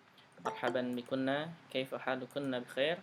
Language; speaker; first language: Arabic; non-native, fluent; Indonesian